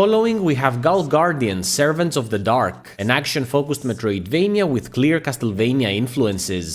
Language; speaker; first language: English; native; English